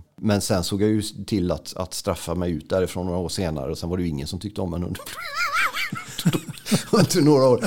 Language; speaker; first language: Swedish; native; Swedish